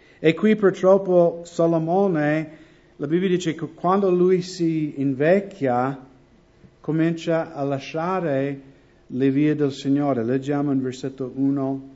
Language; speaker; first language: Italian; non-native, fluent; English